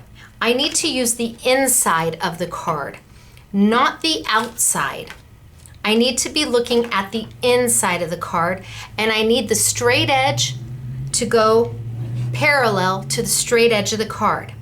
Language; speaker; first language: English; native; English